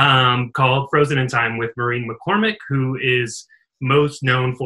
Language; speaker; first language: English; native; English